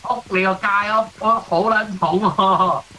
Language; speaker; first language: Chinese; native; Chinese